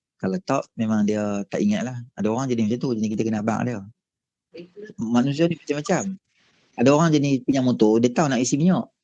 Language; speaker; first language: Malay; native; Malay